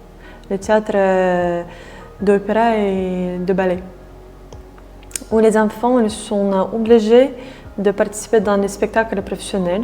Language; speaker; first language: French; non-native, fluent; Russian